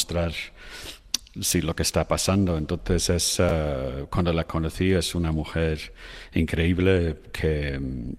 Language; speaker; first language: Spanish; non-native, fluent; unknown